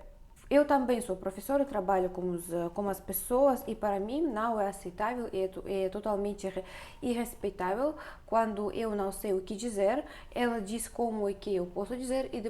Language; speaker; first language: Portuguese; non-native, fluent; Russian